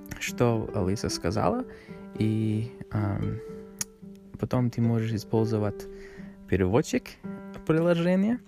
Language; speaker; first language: Russian; non-native, learner; English